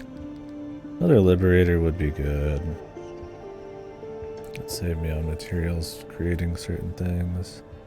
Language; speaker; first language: English; native; English